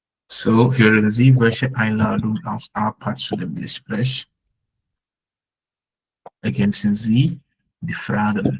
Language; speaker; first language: German; non-native, fluent; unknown